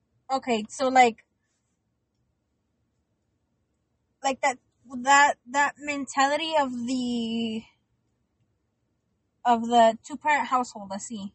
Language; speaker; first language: English; early bilingual, other home language; Spanish